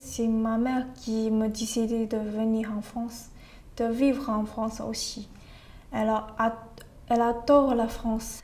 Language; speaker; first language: French; non-native, learner; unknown